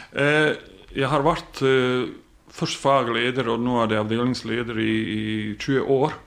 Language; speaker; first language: Norwegian; non-native, fluent; Bosnian